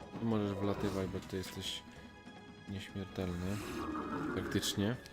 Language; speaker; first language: Polish; native; Polish